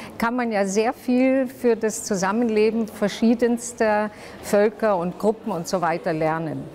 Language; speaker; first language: German; non-native, local second language; Yiddish